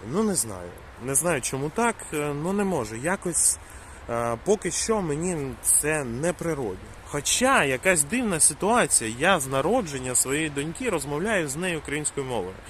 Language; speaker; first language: Ukrainian; non-native, local second language; Russian